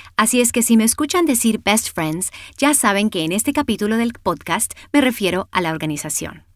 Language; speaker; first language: Spanish; early bilingual, heritage; Spanish